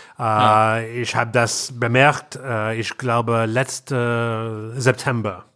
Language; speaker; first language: German; non-native, learner; English